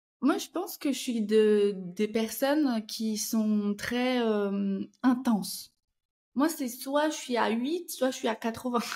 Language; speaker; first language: French; non-native, fluent; Portuguese